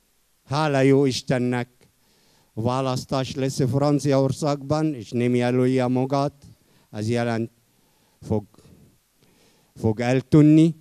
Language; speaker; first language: Hungarian; non-native, fluent; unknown